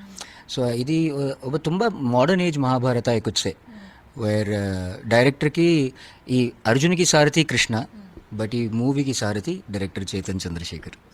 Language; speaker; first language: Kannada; non-native, learner; Malayalam